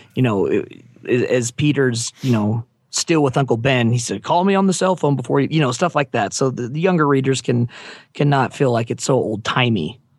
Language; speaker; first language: English; native; English